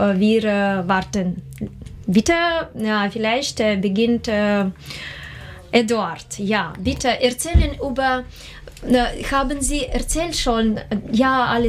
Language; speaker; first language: German; non-native, learner; Russian